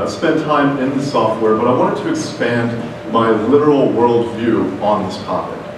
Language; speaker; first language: English; native; English